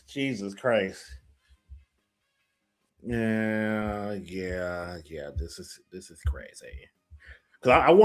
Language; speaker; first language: English; native; English